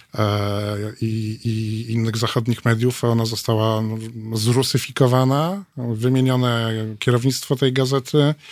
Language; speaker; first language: Polish; native; Polish